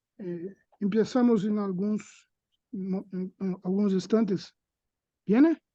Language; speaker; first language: Spanish; non-native, fluent; Portuguese